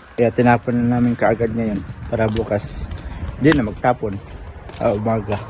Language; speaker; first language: Filipino; non-native, local second language; Cebuano